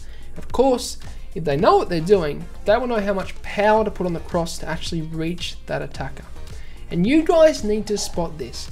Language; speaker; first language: English; native; English